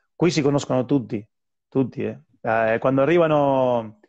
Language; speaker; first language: Italian; non-native, fluent; Spanish